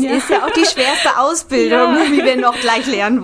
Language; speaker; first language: German; native; German